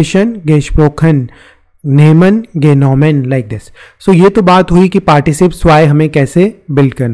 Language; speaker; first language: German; non-native, fluent; Hindi